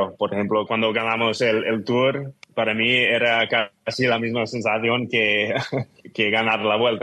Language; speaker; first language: Spanish; non-native, fluent; English